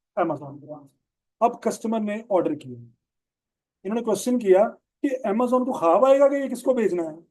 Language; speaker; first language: Urdu; non-native, local second language; Punjabi